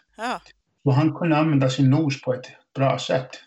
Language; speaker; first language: Swedish; non-native, fluent; Icelandic